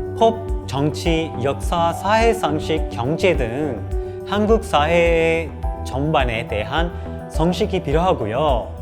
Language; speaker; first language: Korean; non-native, fluent; Sinhala